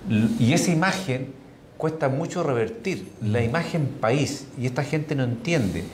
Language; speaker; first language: Spanish; native; Spanish